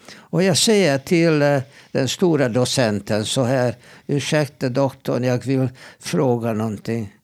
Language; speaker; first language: Swedish; non-native, fluent; Hebrew